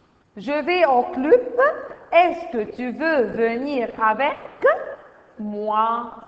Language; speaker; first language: French; non-native, fluent; Arabic